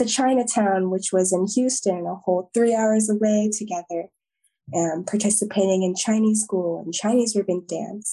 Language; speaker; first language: English; native; English